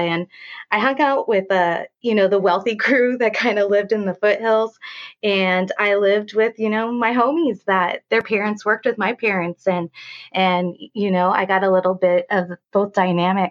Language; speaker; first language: English; native; English